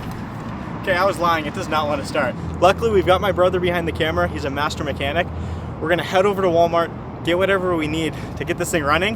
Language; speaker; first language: English; native; English